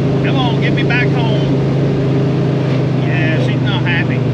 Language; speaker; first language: English; native; English